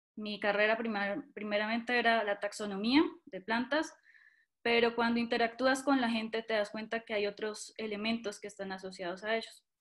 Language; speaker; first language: Spanish; native; Spanish